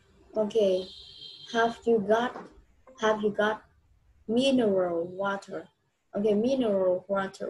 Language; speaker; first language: English; non-native, fluent; Vietnamese